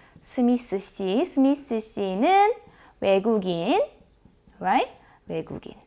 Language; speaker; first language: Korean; non-native, fluent; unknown